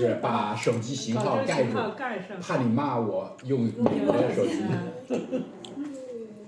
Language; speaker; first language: Chinese; native; Chinese